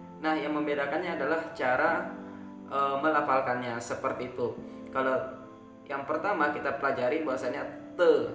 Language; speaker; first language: Indonesian; native; Indonesian